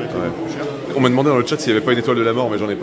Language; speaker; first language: French; native; French